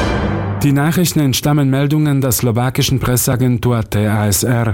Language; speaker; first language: German; non-native, fluent; Slovak